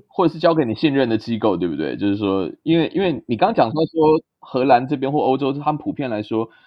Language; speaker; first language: Chinese; native; Chinese